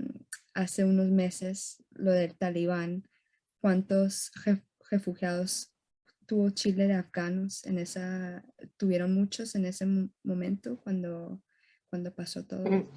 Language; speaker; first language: Spanish; early bilingual, heritage; Spanish